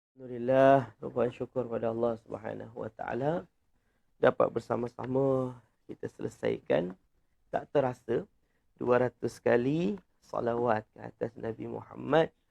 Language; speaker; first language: Malay; native; Malay